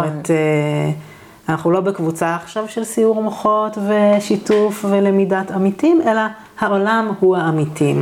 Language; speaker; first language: Hebrew; native; Hebrew